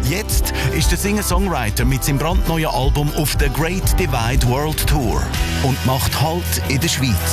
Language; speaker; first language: German; native; German